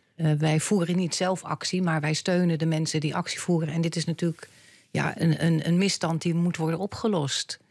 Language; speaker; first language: Dutch; native; Dutch